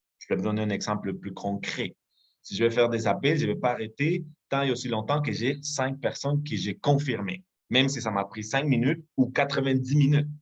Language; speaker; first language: French; non-native, fluent; Spanish